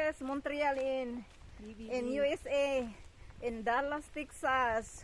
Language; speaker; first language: English; non-native, learner; Cebuano